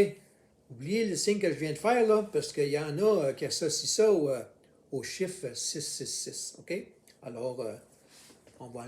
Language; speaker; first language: French; native; French